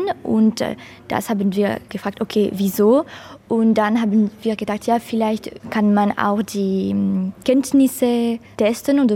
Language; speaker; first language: German; non-native, local second language; French